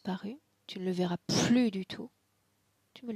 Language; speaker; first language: French; native; French